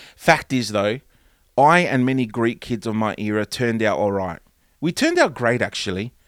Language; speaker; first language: English; early bilingual, other home language; Greek